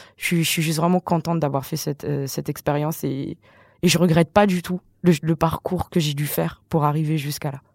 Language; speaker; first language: French; non-native, local second language; Malagasy